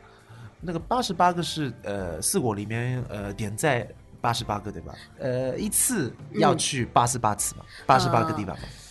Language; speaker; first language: Chinese; non-native, fluent; Japanese